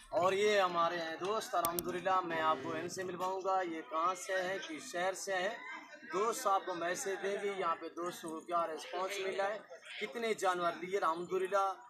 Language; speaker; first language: Urdu; non-native, local second language; Saraiki